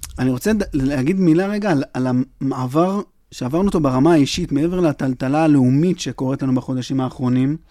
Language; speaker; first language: Hebrew; native; Hebrew